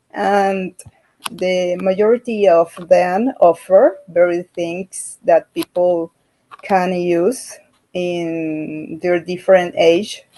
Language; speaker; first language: English; non-native, learner; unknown